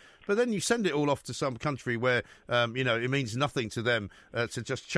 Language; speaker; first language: English; native; English